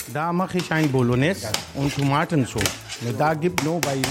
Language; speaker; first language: German; non-native, learner; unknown